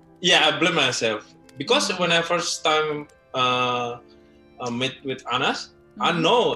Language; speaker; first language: English; non-native, learner; Indonesian